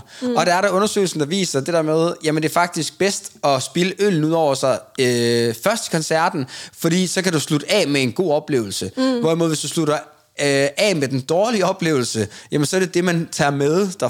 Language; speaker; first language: Danish; native; Danish